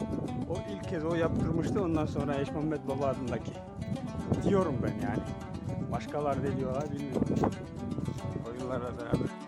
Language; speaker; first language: Turkish; non-native, fluent; Kyrgyz